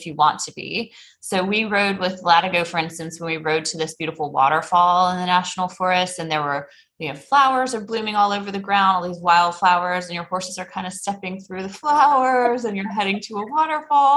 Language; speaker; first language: English; native; English